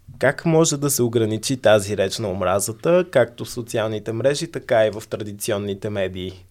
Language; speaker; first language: Bulgarian; native; Bulgarian